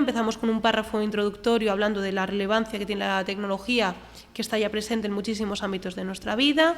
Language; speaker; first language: Spanish; native; Spanish